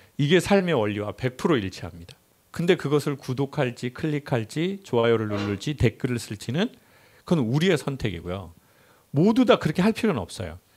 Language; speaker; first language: Korean; native; Korean